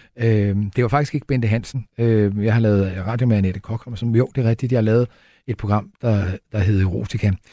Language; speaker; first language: Danish; native; Danish